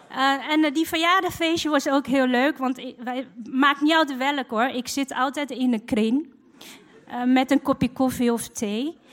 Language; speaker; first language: Dutch; non-native, fluent; Chinese